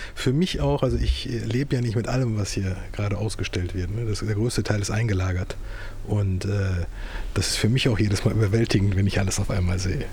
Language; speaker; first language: German; early bilingual, other home language; Turkish